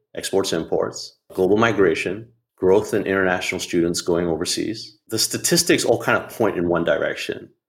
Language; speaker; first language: English; non-native, local second language; Hindi